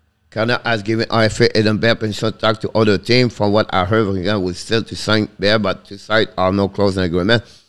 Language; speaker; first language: English; non-native, fluent; French